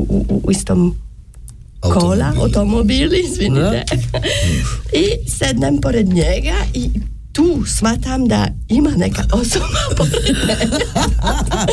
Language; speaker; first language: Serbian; non-native, learner; French